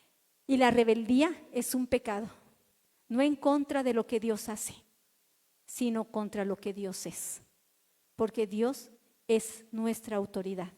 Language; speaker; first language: Spanish; native; Spanish